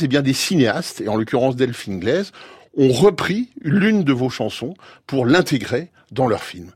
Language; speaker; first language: French; native; French